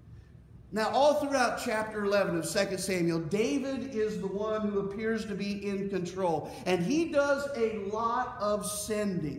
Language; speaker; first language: English; native; English